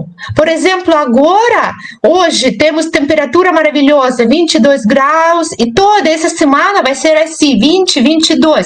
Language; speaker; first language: Portuguese; non-native, fluent; Russian